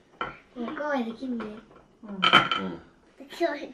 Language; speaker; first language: Japanese; native; Japanese